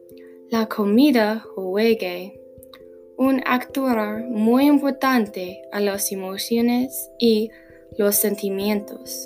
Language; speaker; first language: Spanish; non-native, learner; English